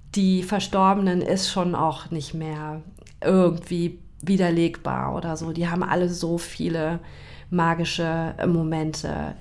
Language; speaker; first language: German; native; German